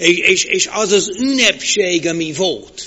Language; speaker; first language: Hungarian; non-native, fluent; English